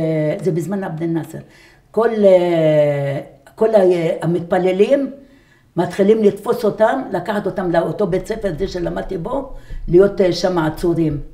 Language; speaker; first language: Hebrew; non-native, fluent; Arabic